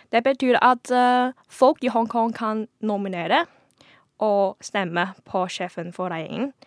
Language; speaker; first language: Norwegian; non-native, fluent; Cantonese